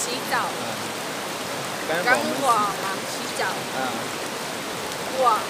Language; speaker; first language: Chinese; non-native, learner; Lao